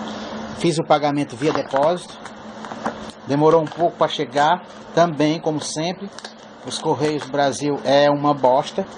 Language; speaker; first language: Portuguese; native; Portuguese